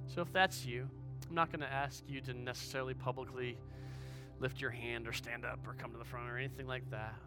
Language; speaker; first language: English; native; English